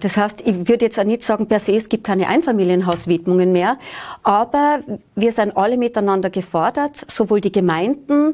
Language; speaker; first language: German; native; German